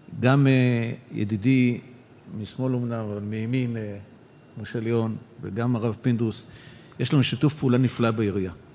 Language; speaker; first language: Hebrew; native; Hebrew